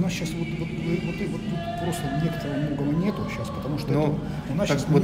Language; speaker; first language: Russian; native; Russian